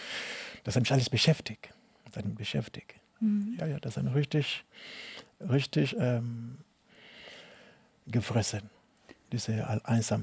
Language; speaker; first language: German; non-native, learner; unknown